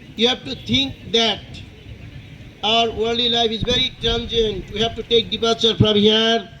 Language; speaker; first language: English; non-native, local second language; Bangla